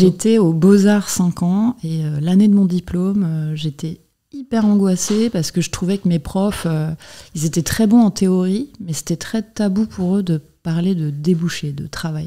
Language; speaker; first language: French; native; French